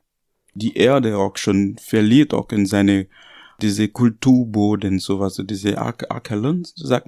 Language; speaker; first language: German; non-native, learner; Haitian Creole